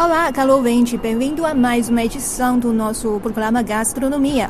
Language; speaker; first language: Portuguese; non-native, fluent; Chinese